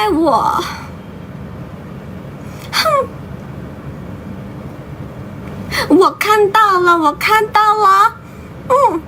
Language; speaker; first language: Chinese; non-native, learner; Thai